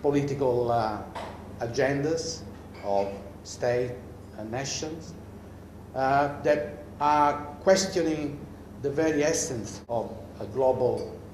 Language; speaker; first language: English; non-native, fluent; Italian